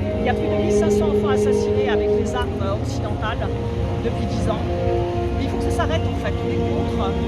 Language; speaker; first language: French; non-native, fluent; Polish